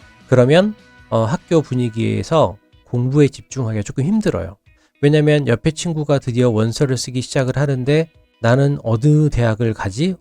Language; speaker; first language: Korean; native; Korean